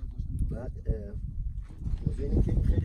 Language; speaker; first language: Persian; native; Persian